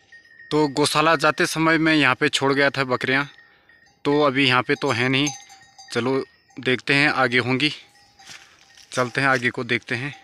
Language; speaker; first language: Hindi; native; Hindi